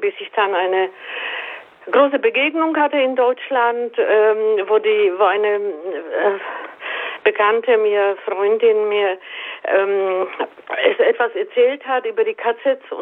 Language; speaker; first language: German; native; German